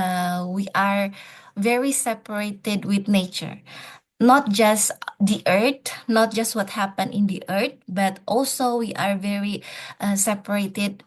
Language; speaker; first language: English; non-native, fluent; Indonesian